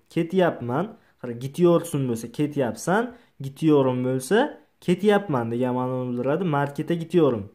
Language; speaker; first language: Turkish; non-native, learner; Uzbek